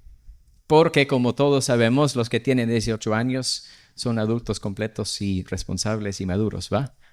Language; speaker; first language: Spanish; non-native, fluent; English